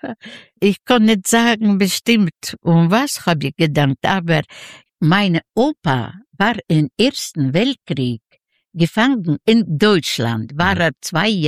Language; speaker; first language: German; non-native, learner; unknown